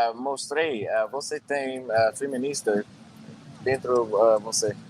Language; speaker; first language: Portuguese; non-native, learner; English